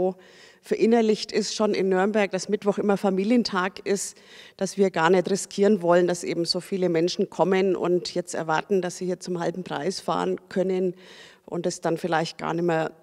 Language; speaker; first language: German; native; German